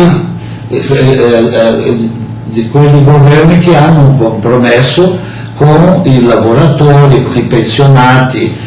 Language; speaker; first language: Italian; non-native, fluent; Portuguese